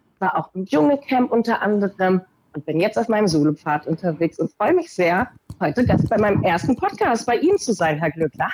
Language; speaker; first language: German; early bilingual, other home language; Portuguese